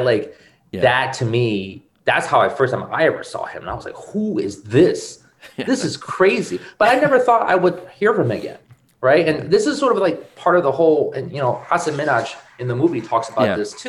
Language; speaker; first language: English; native; English